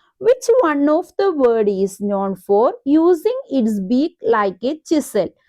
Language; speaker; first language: English; non-native, local second language; Malayalam